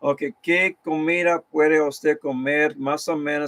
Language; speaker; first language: Spanish; early bilingual, heritage; Spanish